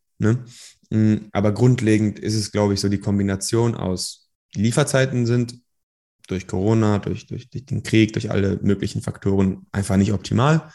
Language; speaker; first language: German; early bilingual, other home language; Persian